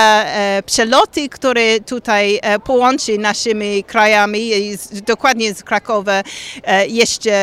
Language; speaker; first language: Polish; non-native, learner; English